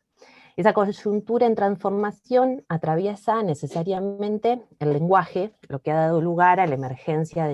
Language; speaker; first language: Spanish; native; Spanish